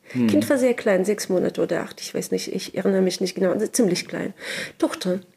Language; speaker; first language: German; non-native, learner; Russian